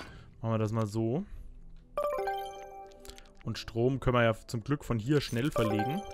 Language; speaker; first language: German; native; German